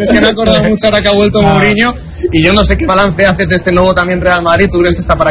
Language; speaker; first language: Spanish; native; Spanish